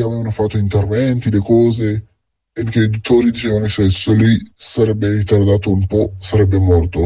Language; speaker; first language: Italian; non-native, fluent; Arabic